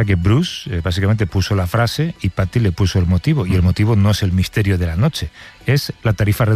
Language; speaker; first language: Spanish; native; Spanish